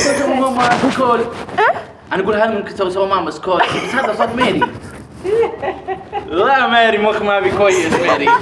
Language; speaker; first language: Arabic; native; Arabic